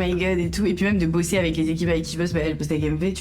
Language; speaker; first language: French; native; French